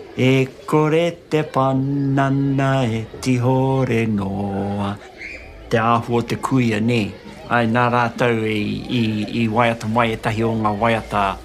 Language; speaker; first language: Māori; non-native, local second language; English